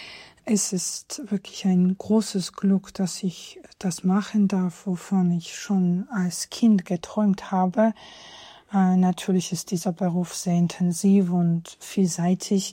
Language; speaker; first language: German; non-native, fluent; Georgian